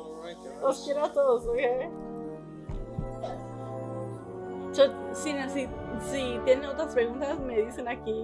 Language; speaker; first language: Spanish; early bilingual, heritage; Spanish